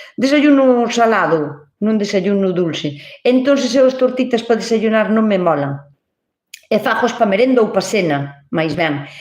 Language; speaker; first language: Galician; native; Galician